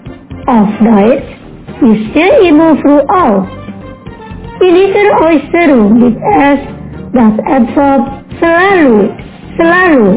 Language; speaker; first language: German; non-native, learner; Indonesian